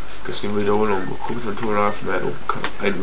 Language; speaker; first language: German; native; German